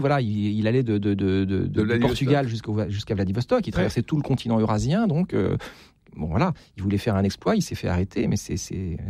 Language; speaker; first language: French; native; French